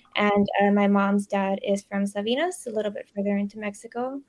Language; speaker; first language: English; early bilingual, other home language; Spanish